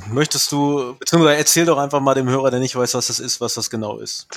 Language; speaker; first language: German; native; German